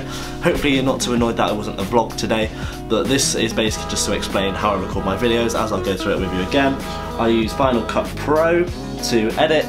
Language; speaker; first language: English; native; English